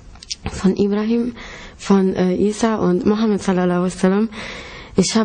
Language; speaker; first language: German; early bilingual, other home language; Greek